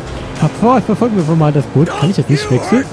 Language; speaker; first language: German; native; German